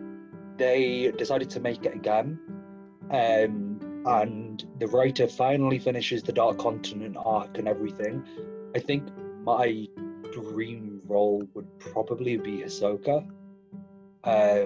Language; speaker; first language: English; native; English